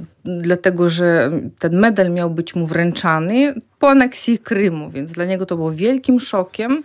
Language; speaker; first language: Polish; non-native, fluent; Ukrainian